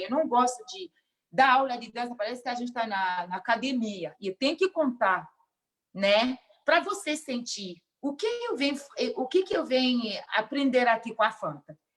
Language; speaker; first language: Portuguese; non-native, local second language; Mandingo